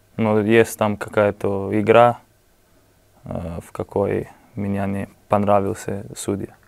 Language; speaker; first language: Russian; non-native, learner; Slovenian